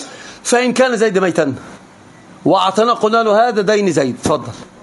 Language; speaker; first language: Arabic; native; Arabic